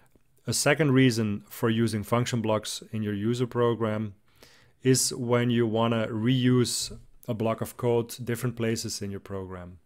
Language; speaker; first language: English; non-native, fluent; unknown